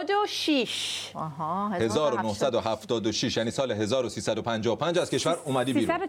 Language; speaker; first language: Persian; native; Persian